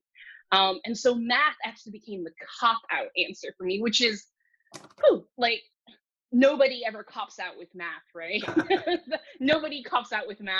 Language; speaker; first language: English; early bilingual, other home language; Cantonese